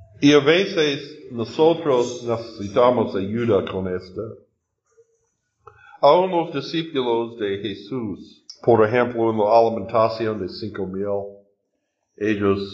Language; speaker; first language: Spanish; non-native, learner; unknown